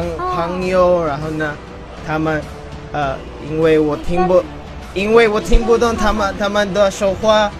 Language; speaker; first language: Chinese; non-native, learner; Filipino